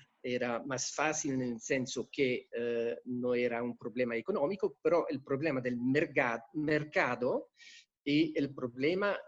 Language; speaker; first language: Spanish; non-native, fluent; French